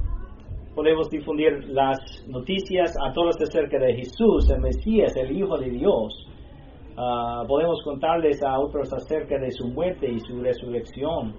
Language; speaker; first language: Spanish; non-native, learner; English